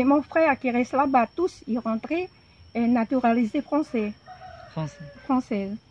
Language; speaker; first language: French; non-native, local second language; Javanese